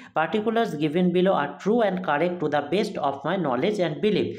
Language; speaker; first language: English; non-native, local second language; Bangla